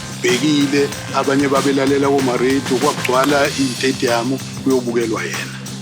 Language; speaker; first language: Zulu; native; Zulu